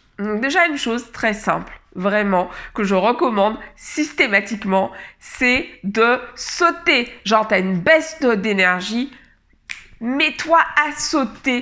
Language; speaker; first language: French; native; French